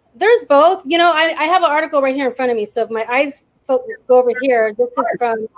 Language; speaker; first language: English; native; English